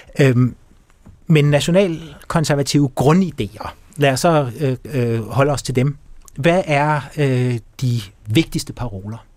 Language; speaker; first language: Danish; native; Danish